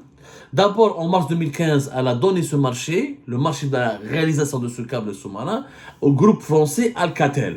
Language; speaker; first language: French; non-native, local second language; Arabic